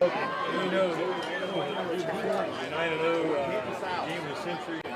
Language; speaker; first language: English; native; English